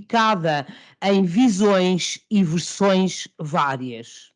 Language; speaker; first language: Portuguese; native; Portuguese